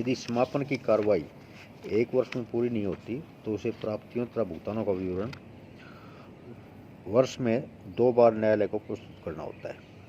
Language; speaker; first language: Hindi; native; Hindi